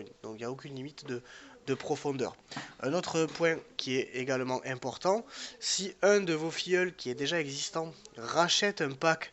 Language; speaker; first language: French; native; French